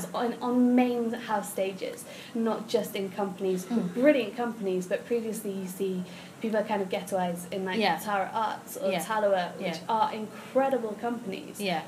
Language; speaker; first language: English; native; English